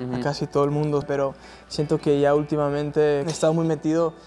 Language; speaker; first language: Spanish; non-native, fluent; English